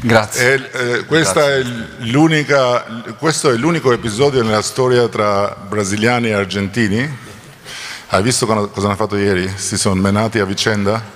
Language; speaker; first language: Italian; non-native, fluent; Albanian